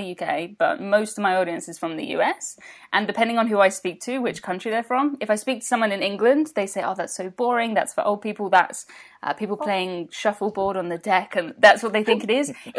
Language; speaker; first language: English; native; English